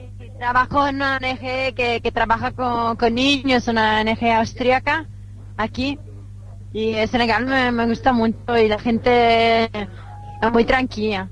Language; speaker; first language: Spanish; non-native, fluent; Italian